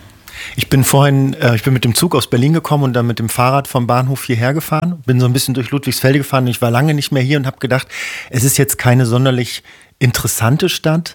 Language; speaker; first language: German; native; German